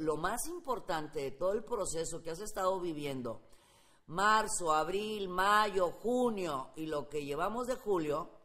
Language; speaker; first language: Spanish; native; Spanish